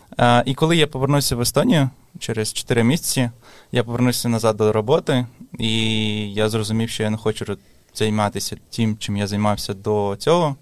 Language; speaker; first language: Ukrainian; non-native, local second language; Russian